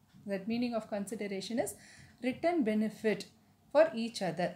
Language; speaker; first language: English; non-native, local second language; Tamil